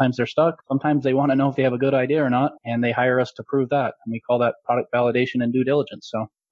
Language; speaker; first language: English; native; English